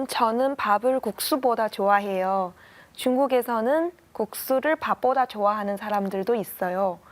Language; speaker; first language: Korean; non-native, learner; Chinese